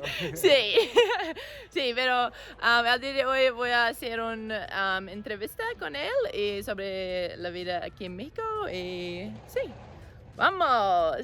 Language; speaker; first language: Spanish; non-native, learner; English